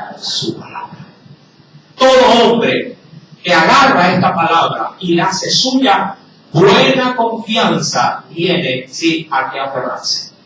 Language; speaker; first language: Spanish; native; Spanish